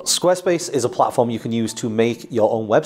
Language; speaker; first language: English; native; English